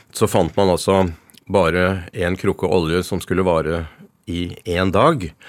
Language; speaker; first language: Norwegian; early bilingual, other home language; Yiddish